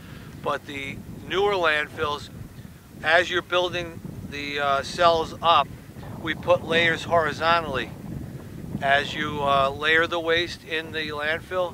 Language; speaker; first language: English; native; English